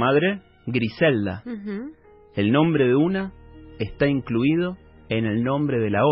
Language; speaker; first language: Spanish; native; Spanish